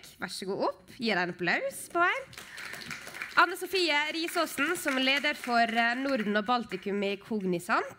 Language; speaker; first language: Norwegian; native; Norwegian